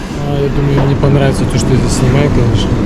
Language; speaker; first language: Russian; non-native, local second language; Tatar